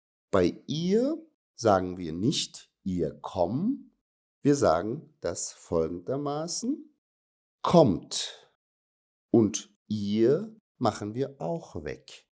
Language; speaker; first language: German; native; German